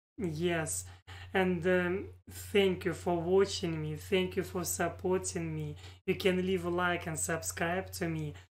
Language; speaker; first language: English; non-native, learner; Russian